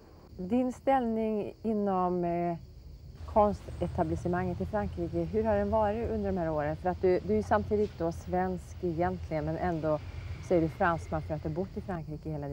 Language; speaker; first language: Swedish; native; Swedish